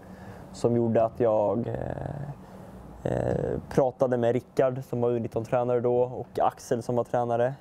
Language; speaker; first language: Swedish; native; Swedish